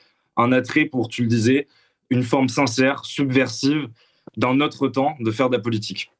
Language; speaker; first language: French; native; French